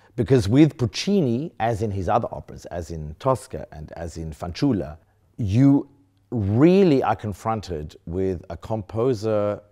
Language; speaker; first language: English; native; English